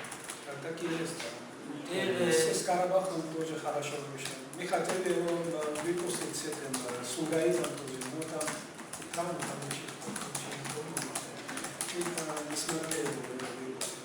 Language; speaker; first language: Russian; non-native, fluent; Georgian